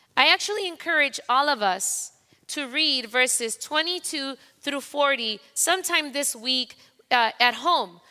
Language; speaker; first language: English; non-native, fluent; Spanish